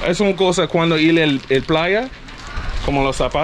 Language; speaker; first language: Spanish; non-native, learner; English